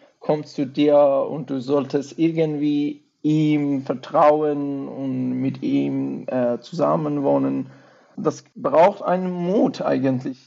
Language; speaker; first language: German; non-native, fluent; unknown